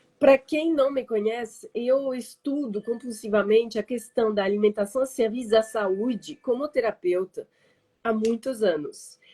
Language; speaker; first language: Portuguese; non-native, fluent; French